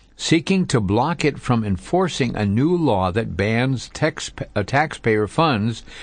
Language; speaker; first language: English; native; English